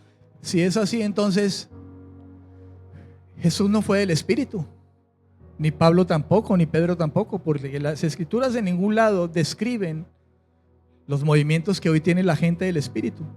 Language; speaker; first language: Spanish; native; Spanish